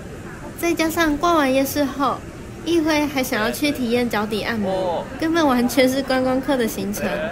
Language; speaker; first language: Chinese; native; Chinese